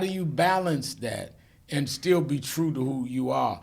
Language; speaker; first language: English; native; English